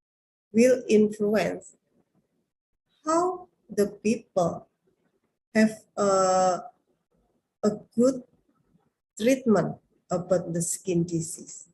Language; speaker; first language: English; non-native, learner; Indonesian